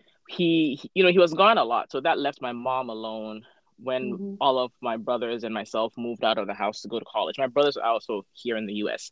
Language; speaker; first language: English; non-native, local second language; Akan